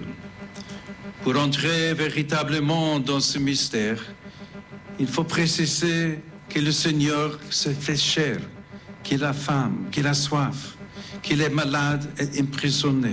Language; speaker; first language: French; non-native, fluent; English